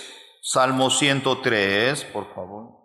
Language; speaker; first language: Spanish; non-native, fluent; Korean